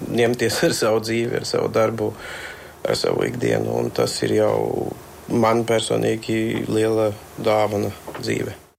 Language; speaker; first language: Latvian; non-native, fluent; Bulgarian